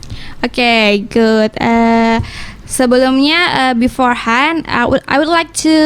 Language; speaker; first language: English; non-native, learner; Indonesian